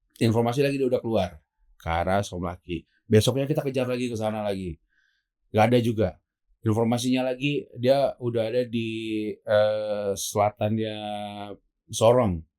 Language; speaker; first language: Indonesian; native; Indonesian